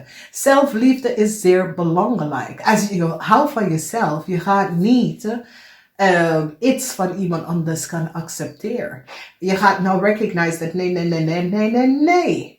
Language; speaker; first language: Dutch; non-native, fluent; English